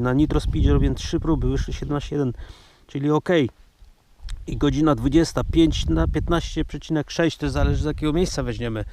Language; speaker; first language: Polish; native; Polish